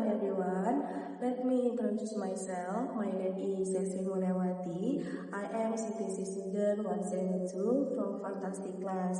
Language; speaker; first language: English; non-native, learner; Indonesian